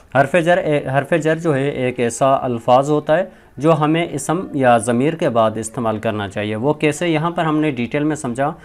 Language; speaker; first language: Urdu; non-native, local second language; Sindhi